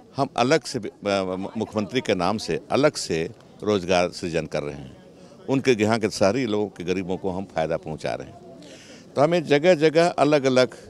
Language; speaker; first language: Hindi; native; Hindi